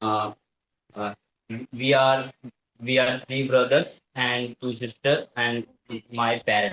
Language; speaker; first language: English; non-native, learner; Hindi